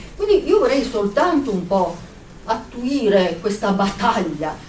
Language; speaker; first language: Italian; native; Italian